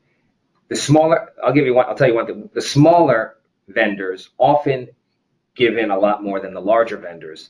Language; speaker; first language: English; native; English